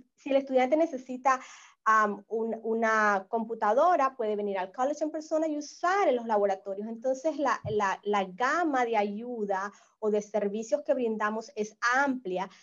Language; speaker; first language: Spanish; native; Spanish